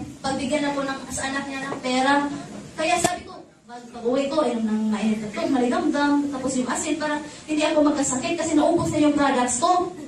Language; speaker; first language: Filipino; non-native, local second language; Cebuano